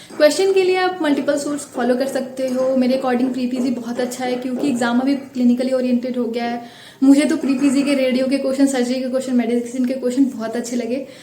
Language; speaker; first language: Hindi; native; Hindi